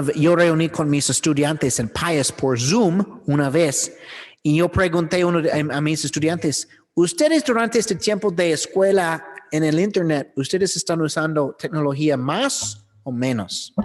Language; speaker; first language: Spanish; non-native, learner; English